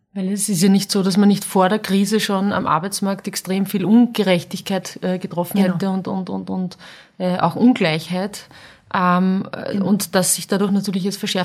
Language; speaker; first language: German; native; German